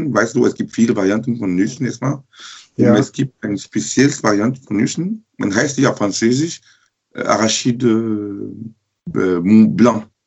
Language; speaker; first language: German; non-native, local second language; French